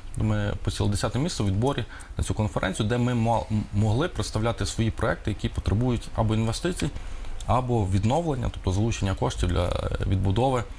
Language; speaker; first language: Ukrainian; native; Ukrainian